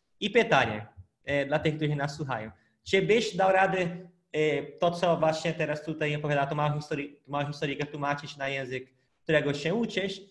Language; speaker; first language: Polish; non-native, fluent; Portuguese